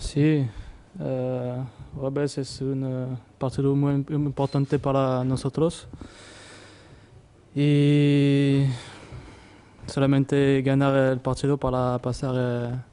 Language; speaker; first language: Spanish; non-native, learner; French